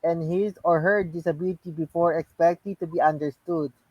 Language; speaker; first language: English; non-native, local second language; Filipino